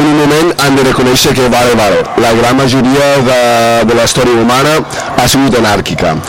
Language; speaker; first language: Catalan; non-native, fluent; English